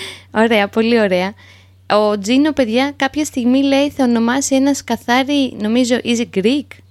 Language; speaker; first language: Greek; native; Greek